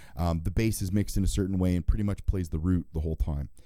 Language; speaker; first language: English; native; English